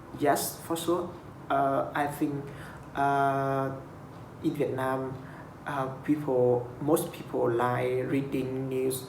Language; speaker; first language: English; non-native, learner; Vietnamese